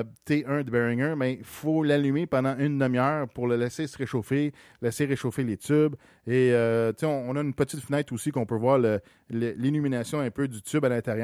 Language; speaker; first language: French; native; French